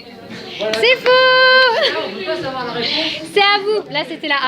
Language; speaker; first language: French; native; French